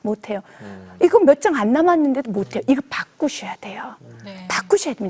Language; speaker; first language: Korean; native; Korean